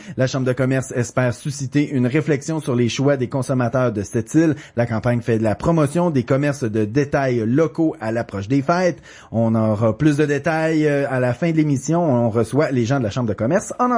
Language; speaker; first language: French; native; French